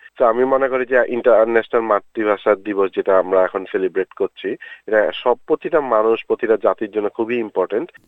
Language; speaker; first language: Bangla; native; Bangla